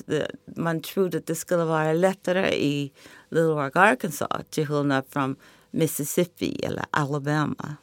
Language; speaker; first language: Swedish; non-native, fluent; English